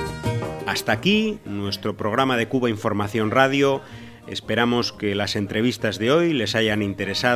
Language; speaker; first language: Spanish; native; Spanish